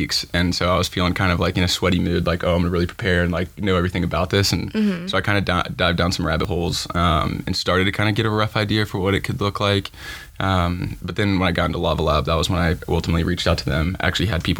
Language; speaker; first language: English; native; English